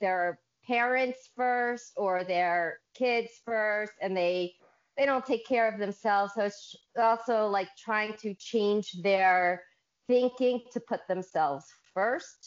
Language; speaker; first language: English; native; English